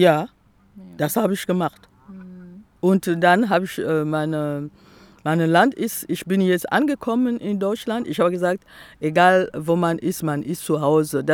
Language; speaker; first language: German; non-native, fluent; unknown